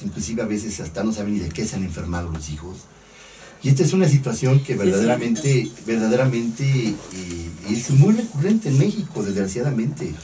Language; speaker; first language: Spanish; native; Spanish